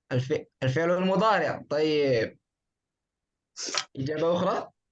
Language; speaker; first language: Arabic; non-native, fluent; Indonesian